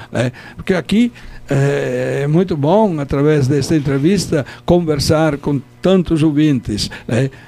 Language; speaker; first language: Portuguese; non-native, fluent; Italian